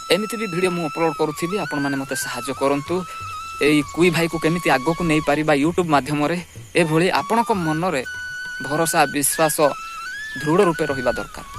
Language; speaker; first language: Odia; non-native, local second language; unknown